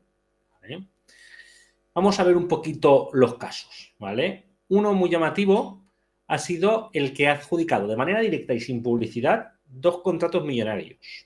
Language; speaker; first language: Spanish; native; Spanish